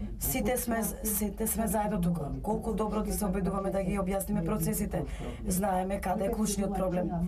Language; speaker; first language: Macedonian; non-native, local second language; Albanian